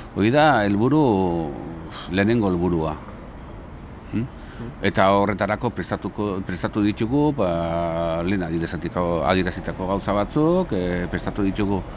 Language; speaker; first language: Basque; native; Basque